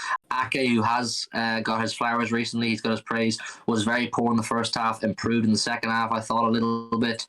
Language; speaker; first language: English; native; English